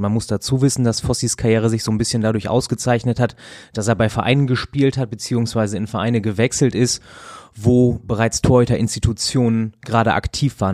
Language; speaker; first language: German; native; German